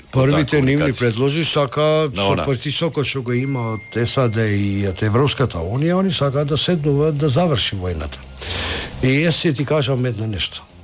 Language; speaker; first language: Macedonian; non-native, local second language; Albanian